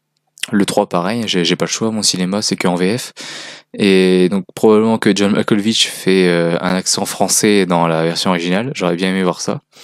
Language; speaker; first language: French; native; French